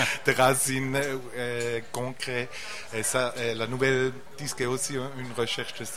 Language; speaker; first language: French; non-native, learner; Portuguese